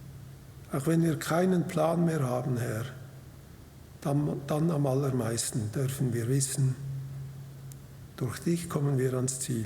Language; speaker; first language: German; native; German